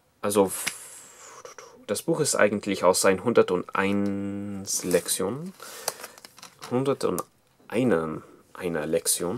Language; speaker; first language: German; non-native, fluent; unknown